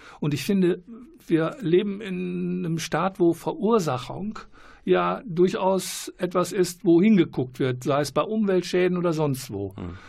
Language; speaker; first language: German; native; German